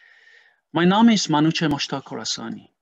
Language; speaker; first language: German; non-native, fluent; Persian